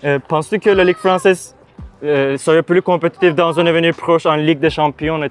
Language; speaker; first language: French; non-native, learner; Turkish